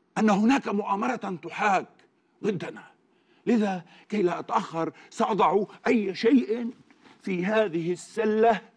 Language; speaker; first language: Arabic; non-native, fluent; Turkish